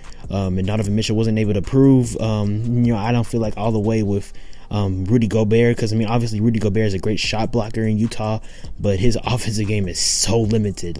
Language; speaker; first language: English; native; English